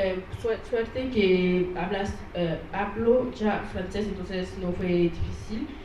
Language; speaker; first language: Spanish; non-native, learner; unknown